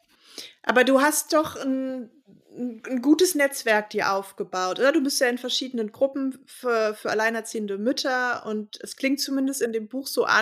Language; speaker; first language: German; native; German